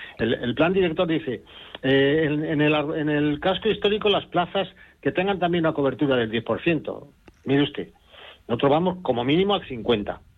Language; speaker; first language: Spanish; native; Spanish